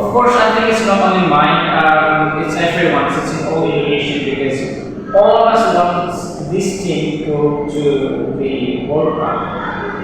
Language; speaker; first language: English; non-native, fluent; Indonesian